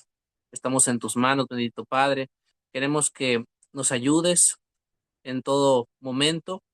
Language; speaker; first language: Spanish; native; Spanish